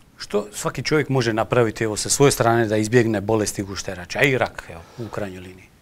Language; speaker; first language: Croatian; native; Croatian